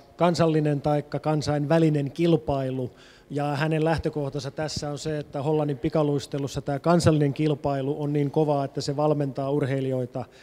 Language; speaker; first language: Finnish; native; Finnish